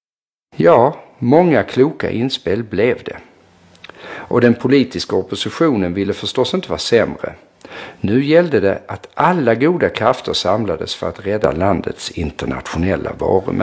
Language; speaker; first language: Swedish; native; Swedish